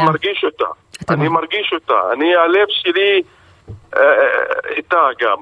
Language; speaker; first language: Hebrew; non-native, local second language; Arabic